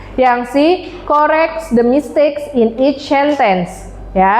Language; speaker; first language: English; non-native, learner; Indonesian